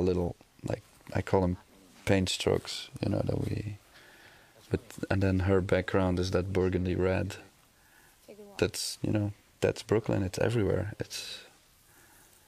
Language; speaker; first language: English; non-native, fluent; Dutch